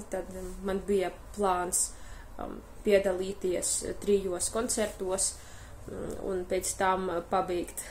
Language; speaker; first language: Latvian; non-native, fluent; Russian